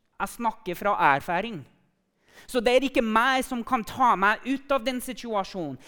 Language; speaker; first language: Norwegian; non-native, fluent; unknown